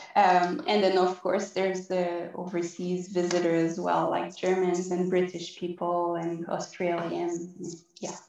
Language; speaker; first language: English; non-native, fluent; French